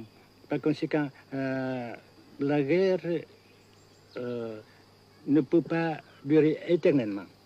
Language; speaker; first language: French; non-native, fluent; Vietnamese